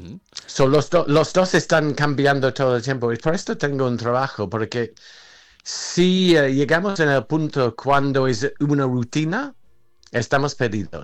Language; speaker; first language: Spanish; non-native, fluent; English